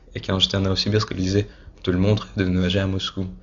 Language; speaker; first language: French; non-native, fluent; Russian